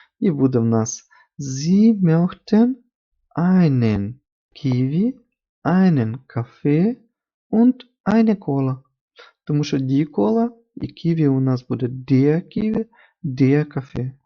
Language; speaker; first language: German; non-native, fluent; Ukrainian